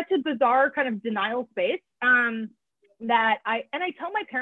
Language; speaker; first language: English; native; English